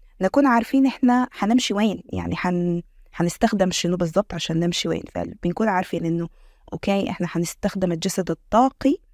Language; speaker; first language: Arabic; native; Arabic